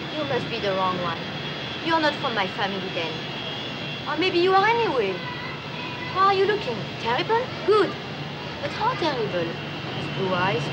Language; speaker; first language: English; non-native, fluent; French